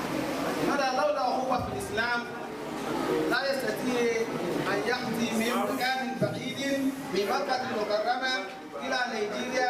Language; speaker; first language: Arabic; non-native, fluent; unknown